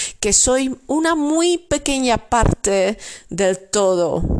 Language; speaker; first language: Spanish; non-native, fluent; Dutch